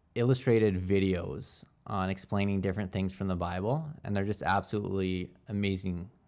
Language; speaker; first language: English; native; English